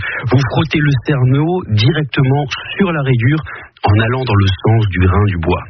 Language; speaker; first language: French; native; French